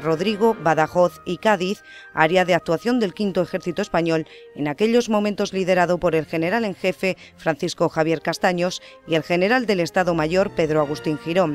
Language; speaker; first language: Spanish; native; Spanish